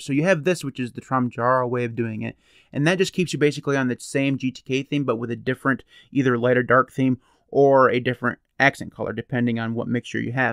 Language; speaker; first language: English; native; English